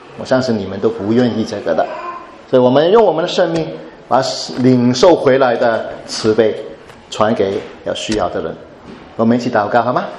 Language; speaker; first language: Chinese; non-native, local second language; Cantonese